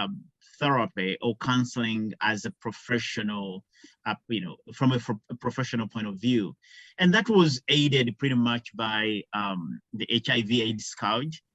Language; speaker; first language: English; non-native, local second language; Ganda